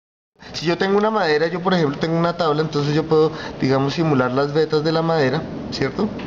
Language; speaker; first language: Spanish; native; Spanish